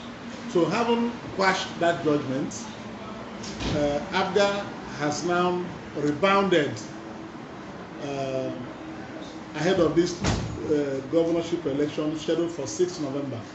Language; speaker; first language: English; non-native, local second language; Igbo